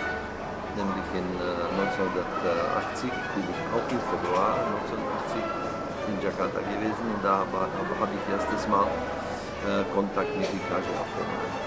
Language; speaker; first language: German; non-native, fluent; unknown